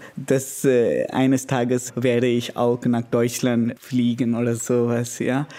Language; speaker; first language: German; non-native, learner; Konkani